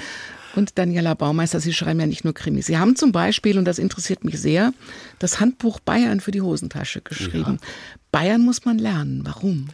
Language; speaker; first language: German; native; German